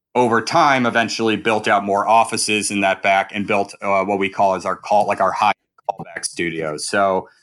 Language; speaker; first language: English; native; English